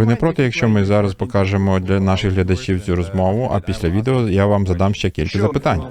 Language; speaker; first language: Ukrainian; native; Ukrainian